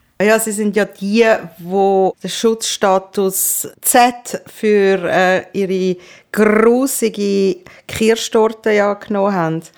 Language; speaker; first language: German; early bilingual, other home language; Persian